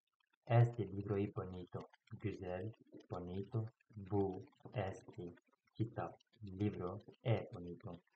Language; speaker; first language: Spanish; non-native, learner; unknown